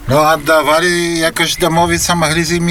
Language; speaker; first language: Polish; non-native, local second language; Belarusian